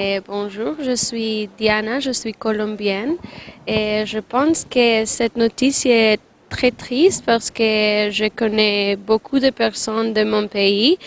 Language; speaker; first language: French; non-native, learner; Spanish